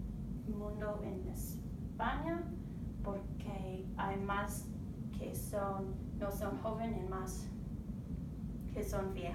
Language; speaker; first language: Spanish; non-native, learner; English